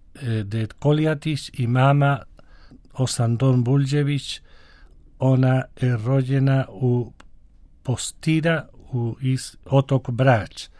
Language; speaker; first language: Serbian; early bilingual, heritage; Spanish